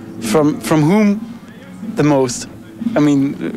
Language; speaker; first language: English; non-native, fluent; German